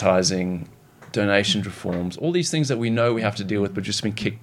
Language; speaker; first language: English; native; English